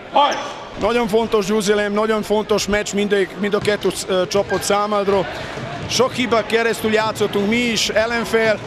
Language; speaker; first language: Hungarian; non-native, learner; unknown